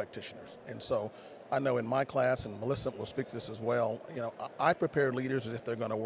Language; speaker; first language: English; native; English